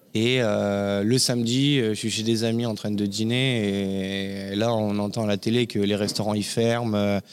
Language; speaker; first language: French; native; French